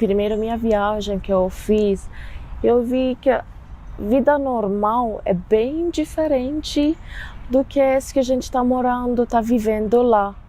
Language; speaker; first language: Portuguese; non-native, fluent; Persian